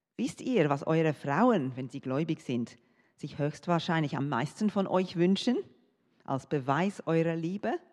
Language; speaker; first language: German; non-native, fluent; English